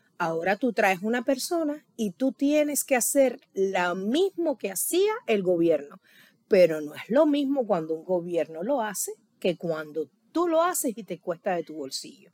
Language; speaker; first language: Spanish; native; Spanish